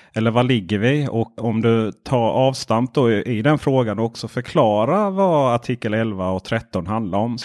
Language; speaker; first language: Swedish; native; Swedish